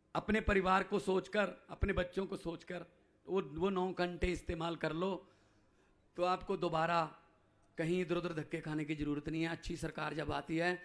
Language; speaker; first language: Hindi; non-native, local second language; Punjabi